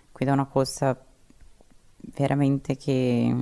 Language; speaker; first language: Italian; non-native, fluent; Portuguese